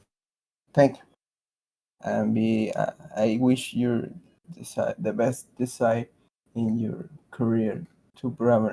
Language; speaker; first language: English; non-native, learner; Spanish